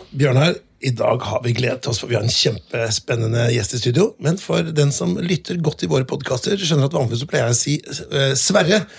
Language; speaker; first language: Norwegian; native; Norwegian